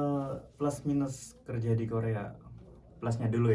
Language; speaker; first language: Indonesian; native; Indonesian